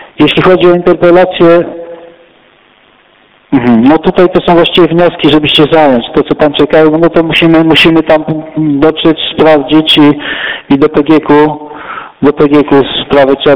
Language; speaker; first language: Polish; native; Polish